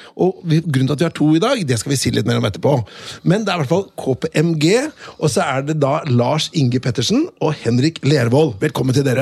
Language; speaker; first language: Norwegian; native; Norwegian